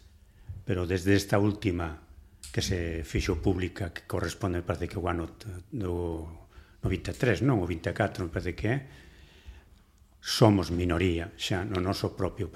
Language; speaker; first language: Galician; native; Galician